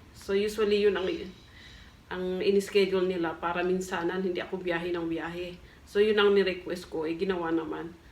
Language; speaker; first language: Filipino; non-native, local second language; Cebuano